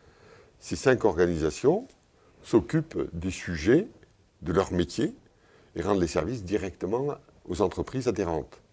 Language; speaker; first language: French; native; French